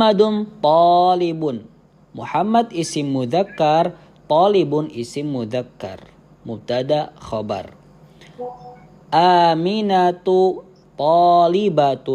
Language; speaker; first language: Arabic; non-native, fluent; Indonesian